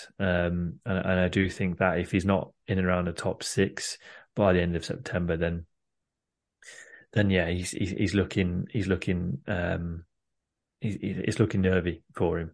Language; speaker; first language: English; native; English